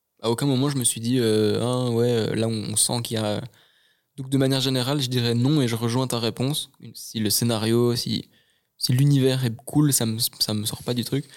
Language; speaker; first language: French; native; French